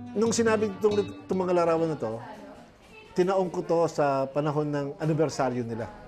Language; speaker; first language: Filipino; native; Filipino